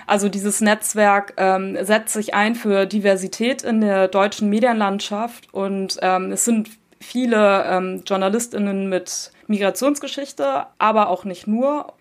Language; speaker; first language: German; early bilingual, other home language; Turkish